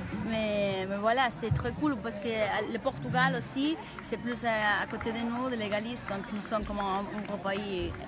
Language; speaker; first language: French; non-native, learner; Galician